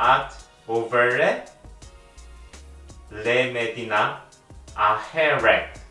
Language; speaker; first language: Hebrew; non-native, learner; Korean